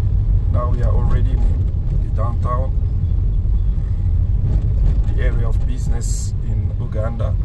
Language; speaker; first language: English; non-native, learner; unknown